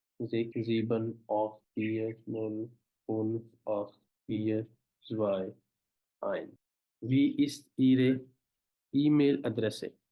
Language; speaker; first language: German; non-native, fluent; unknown